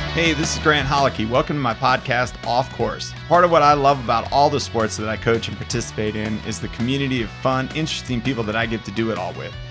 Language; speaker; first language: English; native; English